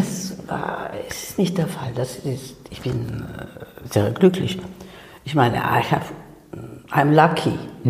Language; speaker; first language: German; non-native, fluent; Spanish